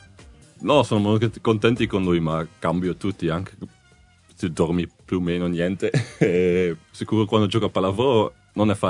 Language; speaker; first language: Italian; non-native, learner; Dutch